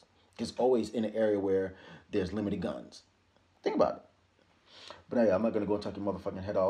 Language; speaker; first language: English; native; English